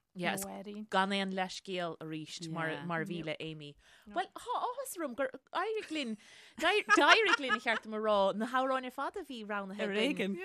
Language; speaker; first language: Irish; native; Irish